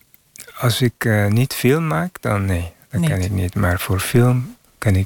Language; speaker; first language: Dutch; non-native, fluent; Persian